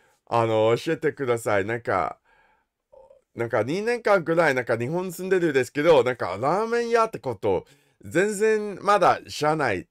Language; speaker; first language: Japanese; non-native, learner; English